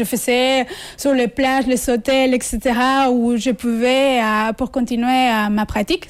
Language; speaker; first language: French; non-native, fluent; Spanish